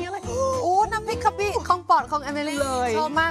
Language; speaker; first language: Thai; non-native, fluent; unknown